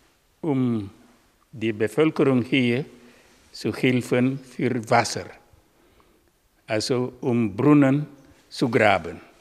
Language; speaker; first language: German; non-native, learner; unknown